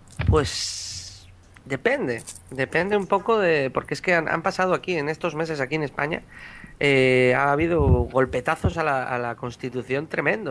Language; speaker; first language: Spanish; native; Spanish